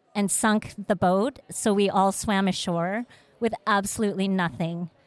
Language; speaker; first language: English; early bilingual, other home language; Vietnamese